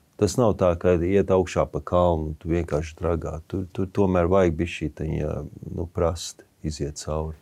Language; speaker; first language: Latvian; early bilingual, heritage; Latvian